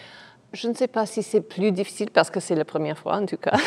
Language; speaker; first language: French; non-native, fluent; English